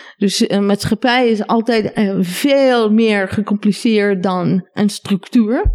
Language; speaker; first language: Dutch; non-native, fluent; Hebrew